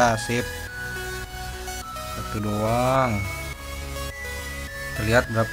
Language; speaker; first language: Indonesian; native; Indonesian